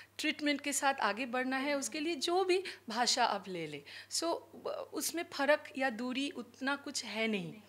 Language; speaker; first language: Hindi; non-native, local second language; Bangla